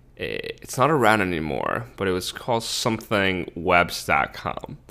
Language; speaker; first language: English; early bilingual, other home language; Spanish